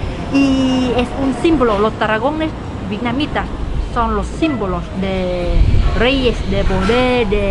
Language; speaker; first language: Spanish; non-native, learner; Vietnamese